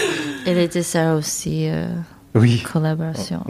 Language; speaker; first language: French; non-native, fluent; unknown